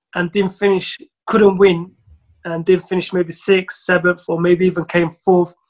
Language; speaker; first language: English; early bilingual, other home language; Somali